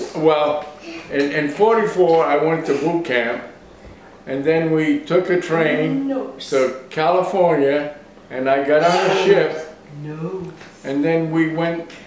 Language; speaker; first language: English; native; English